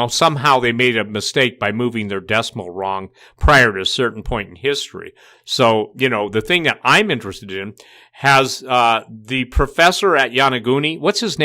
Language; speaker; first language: English; native; English